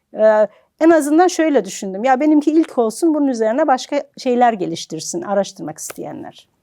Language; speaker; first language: Turkish; native; Turkish